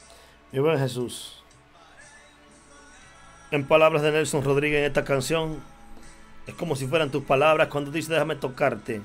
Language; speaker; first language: Spanish; native; Spanish